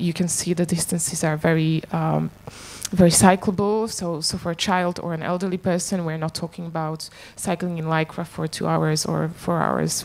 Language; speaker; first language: English; non-native, fluent; Slovak